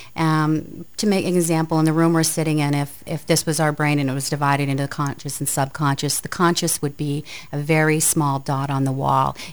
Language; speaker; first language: English; native; English